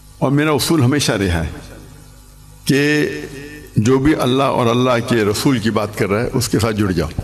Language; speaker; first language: Urdu; non-native, local second language; English